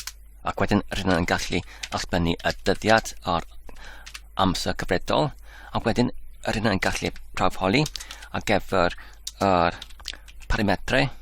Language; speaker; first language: Welsh; non-native, learner; English